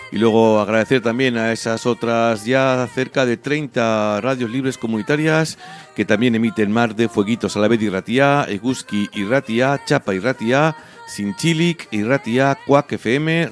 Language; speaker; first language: Spanish; native; Spanish